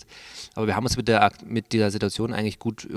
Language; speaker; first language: German; native; German